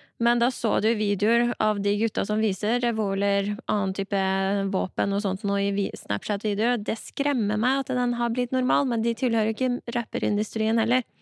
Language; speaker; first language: Norwegian; early bilingual, other home language; Persian